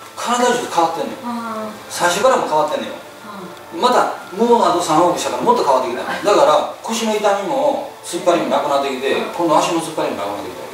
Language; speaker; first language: Japanese; native; Japanese